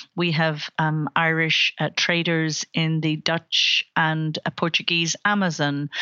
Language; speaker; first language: English; native; English